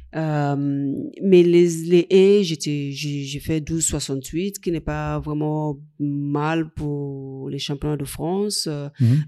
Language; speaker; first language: French; non-native, fluent; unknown